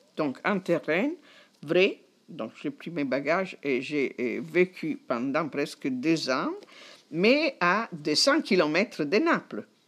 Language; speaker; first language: French; non-native, fluent; Italian